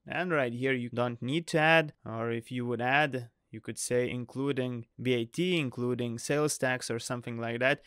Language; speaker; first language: English; non-native, fluent; Lithuanian